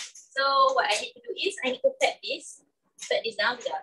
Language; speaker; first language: English; non-native, local second language; Malay